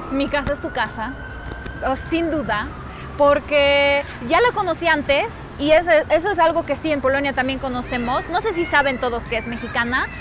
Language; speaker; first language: Spanish; non-native, fluent; Polish